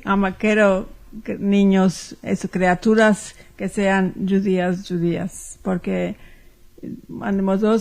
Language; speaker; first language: Spanish; early bilingual, heritage; Ladino